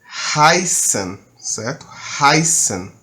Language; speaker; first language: German; early bilingual, heritage; Portuguese